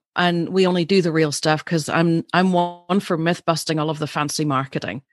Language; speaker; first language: English; native; English